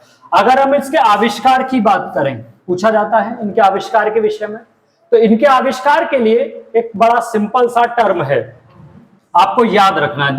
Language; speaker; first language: Hindi; native; Hindi